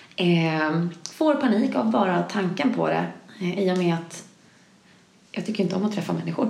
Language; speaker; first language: Swedish; native; Swedish